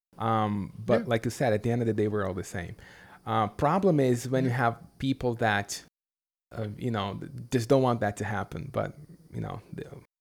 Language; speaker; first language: English; non-native, fluent; Portuguese